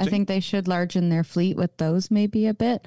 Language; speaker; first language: English; native; English